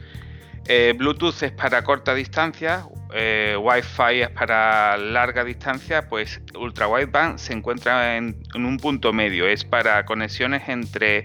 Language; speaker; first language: Spanish; native; Spanish